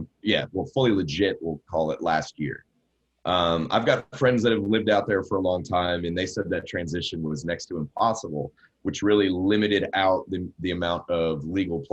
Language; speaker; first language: English; native; English